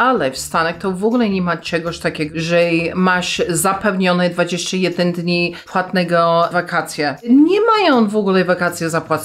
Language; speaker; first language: Polish; non-native, fluent; English